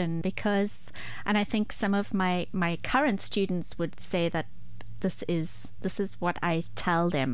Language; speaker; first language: English; native; English